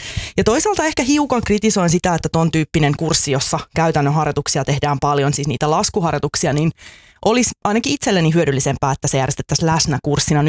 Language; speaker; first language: Finnish; native; Finnish